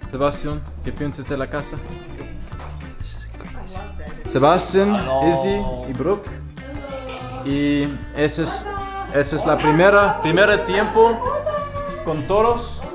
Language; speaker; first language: Spanish; non-native, learner; English